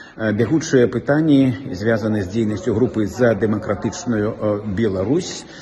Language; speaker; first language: Belarusian; native; Belarusian